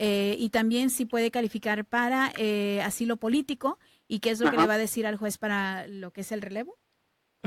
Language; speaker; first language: Spanish; native; Spanish